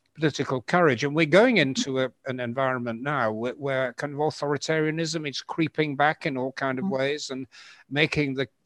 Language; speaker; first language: English; native; English